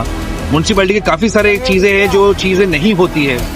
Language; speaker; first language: Hindi; native; Hindi